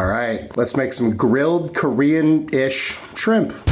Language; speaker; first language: English; native; English